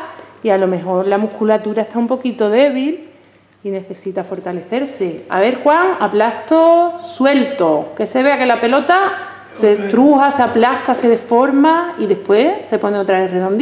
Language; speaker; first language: Spanish; native; Spanish